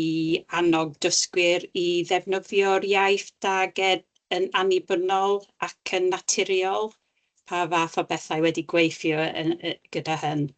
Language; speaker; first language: Welsh; non-native, local second language; English